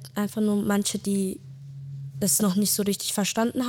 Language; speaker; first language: German; early bilingual, other home language; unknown